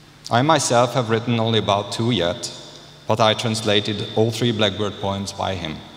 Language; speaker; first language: English; non-native, fluent; Hungarian